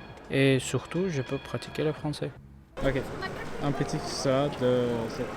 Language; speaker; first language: French; non-native, learner; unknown